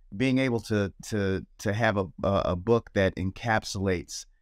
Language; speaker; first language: English; native; English